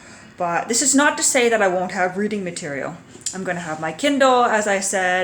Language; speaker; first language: English; native; English